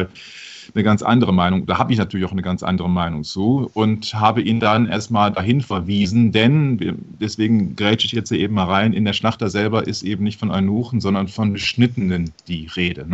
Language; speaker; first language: German; native; German